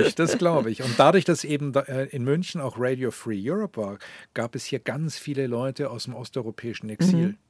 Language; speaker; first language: German; native; German